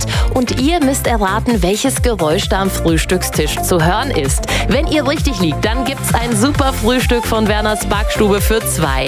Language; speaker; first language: German; native; German